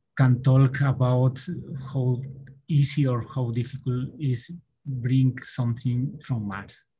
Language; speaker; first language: English; non-native, learner; Spanish